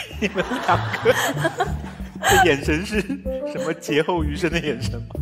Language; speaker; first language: Chinese; native; Chinese